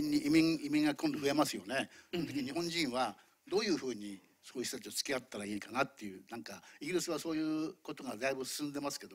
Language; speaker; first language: Japanese; native; Japanese